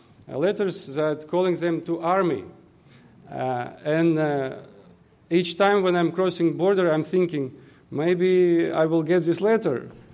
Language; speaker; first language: English; non-native, fluent; Russian